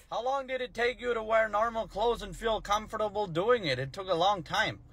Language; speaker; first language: English; early bilingual, other home language; Pennsylvania German